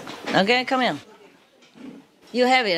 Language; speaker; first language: English; non-native, fluent; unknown